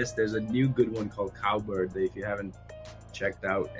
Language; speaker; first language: English; non-native, local second language; Nepali